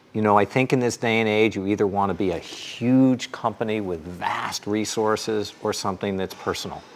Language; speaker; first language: English; native; English